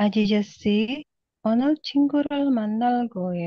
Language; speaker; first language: Korean; non-native, learner; Indonesian